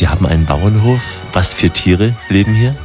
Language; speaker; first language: German; native; German